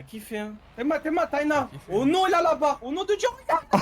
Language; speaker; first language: French; native; French